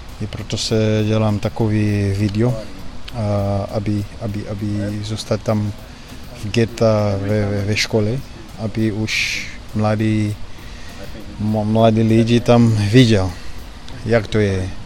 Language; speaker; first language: Czech; non-native, learner; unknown